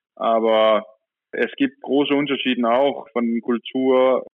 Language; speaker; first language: German; non-native, fluent; Danish